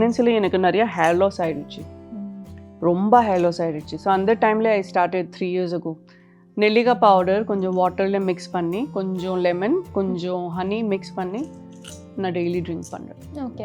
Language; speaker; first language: Tamil; non-native, fluent; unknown